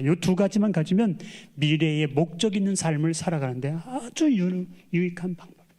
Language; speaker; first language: Korean; native; Korean